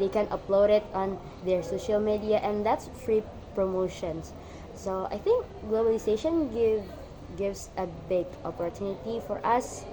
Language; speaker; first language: English; non-native, learner; Indonesian